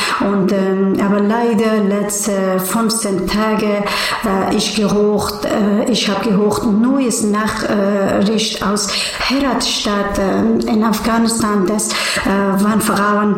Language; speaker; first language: German; non-native, learner; Persian